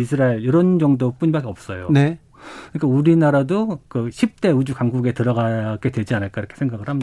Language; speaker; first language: Korean; native; Korean